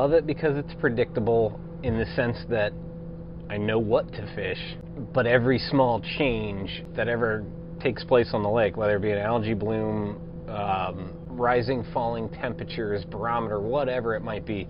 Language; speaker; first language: English; native; English